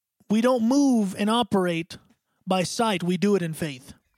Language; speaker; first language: English; native; English